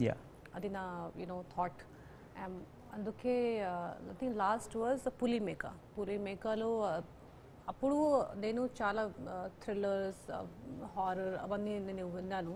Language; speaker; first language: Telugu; non-native, local second language; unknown